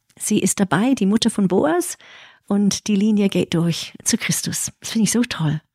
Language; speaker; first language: German; early bilingual, heritage; English